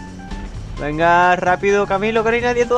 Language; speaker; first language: Spanish; native; Spanish